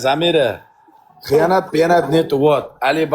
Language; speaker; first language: Russian; non-native, learner; Uzbek